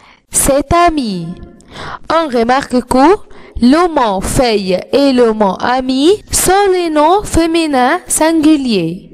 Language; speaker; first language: French; non-native, fluent; Arabic